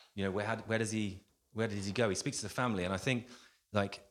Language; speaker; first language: English; native; English